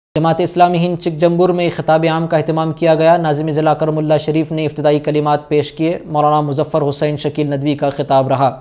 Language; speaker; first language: Urdu; native; Urdu